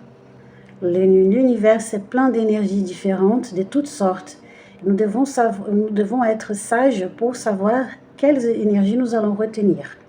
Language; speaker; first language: French; non-native, fluent; Portuguese